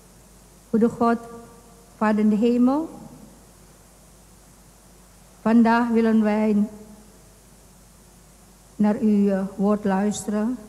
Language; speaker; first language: Dutch; non-native, fluent; Indonesian